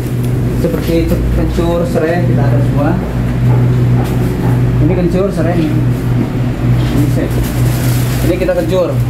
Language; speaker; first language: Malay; non-native, local second language; Sundanese